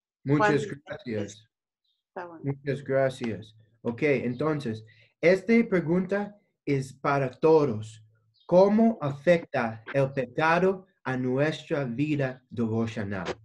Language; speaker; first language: Spanish; non-native, learner; English